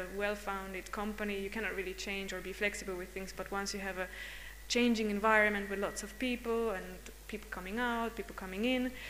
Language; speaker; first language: English; non-native, fluent; Hungarian